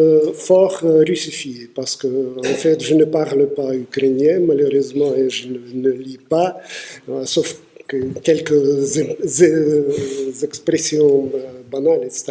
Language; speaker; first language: French; non-native, fluent; Russian